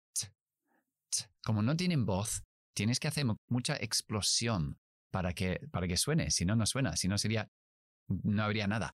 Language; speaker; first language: Spanish; non-native, fluent; English